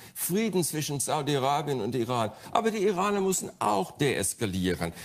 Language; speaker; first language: German; non-native, fluent; English